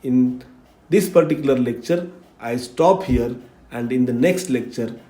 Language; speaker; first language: English; non-native, local second language; Marathi